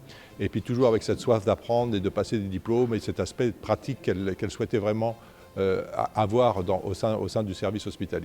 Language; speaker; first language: French; native; French